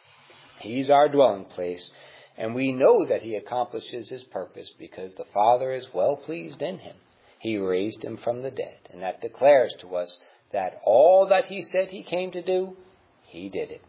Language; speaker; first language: English; native; English